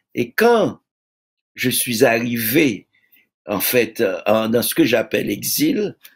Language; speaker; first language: French; native; French